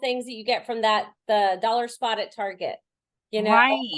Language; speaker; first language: English; native; English